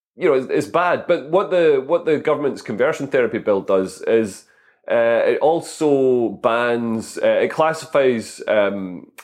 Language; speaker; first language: English; native; English